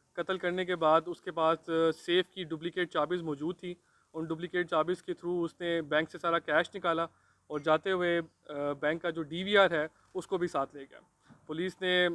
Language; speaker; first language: Urdu; non-native, local second language; Pashto